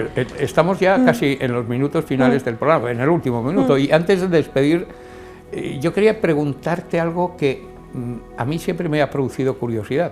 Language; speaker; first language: Spanish; native; Spanish